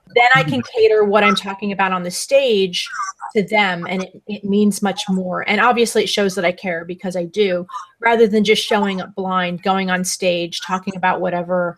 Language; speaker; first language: English; native; English